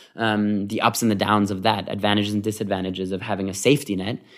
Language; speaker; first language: English; early bilingual, other home language; Hebrew